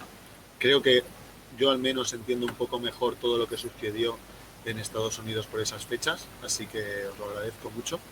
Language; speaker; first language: Spanish; native; Spanish